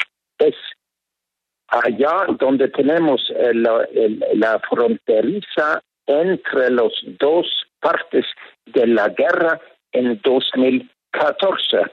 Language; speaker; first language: Spanish; non-native, fluent; Norwegian